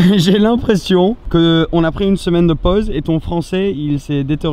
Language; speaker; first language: French; native; French